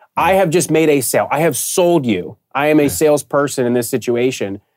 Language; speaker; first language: English; native; English